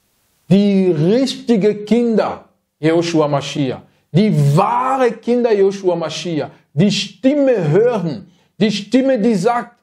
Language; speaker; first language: German; non-native, fluent; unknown